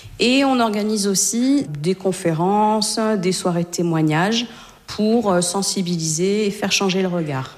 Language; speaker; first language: French; native; French